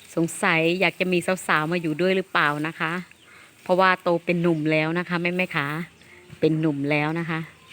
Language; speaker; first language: Thai; native; Thai